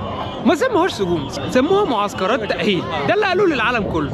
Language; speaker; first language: Arabic; native; Arabic